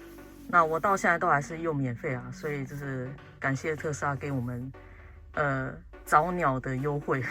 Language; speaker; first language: Chinese; native; Chinese